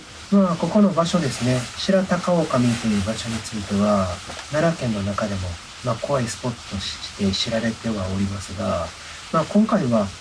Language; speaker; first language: Japanese; native; Japanese